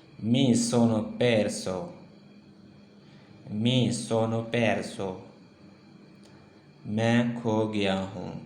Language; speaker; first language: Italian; non-native, learner; Urdu